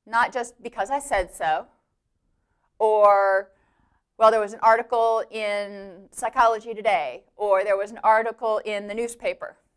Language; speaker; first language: English; native; English